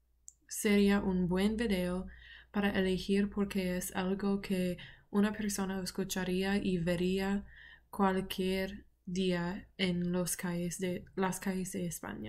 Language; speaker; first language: Spanish; non-native, learner; English